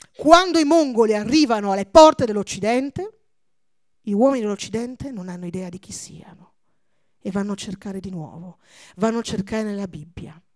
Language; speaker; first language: Italian; early bilingual, other home language; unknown